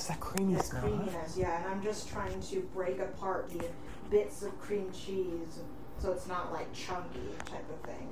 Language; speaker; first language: English; native; English